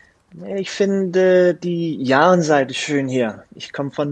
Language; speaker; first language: German; non-native, learner; Danish